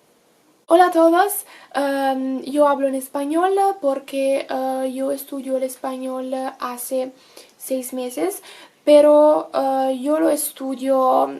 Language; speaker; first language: Spanish; non-native, learner; Italian